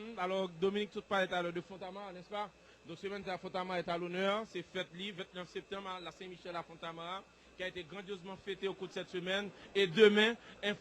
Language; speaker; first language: French; non-native, local second language; Haitian Creole